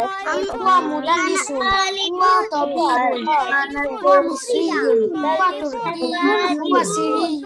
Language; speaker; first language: Arabic; non-native, learner; Bangla